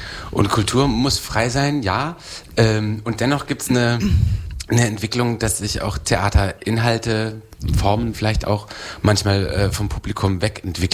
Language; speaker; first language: German; native; German